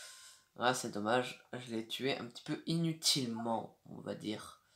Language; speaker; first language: French; native; French